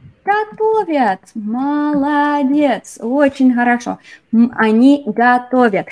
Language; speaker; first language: Russian; non-native, fluent; English